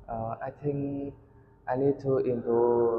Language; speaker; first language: English; non-native, learner; Vietnamese